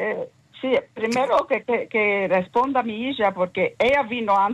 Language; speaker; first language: Spanish; early bilingual, heritage; Ladino